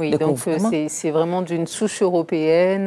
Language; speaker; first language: French; native; French